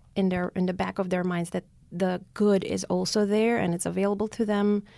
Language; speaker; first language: English; non-native, fluent; Armenian